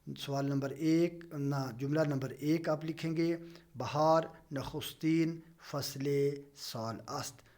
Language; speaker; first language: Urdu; non-native, local second language; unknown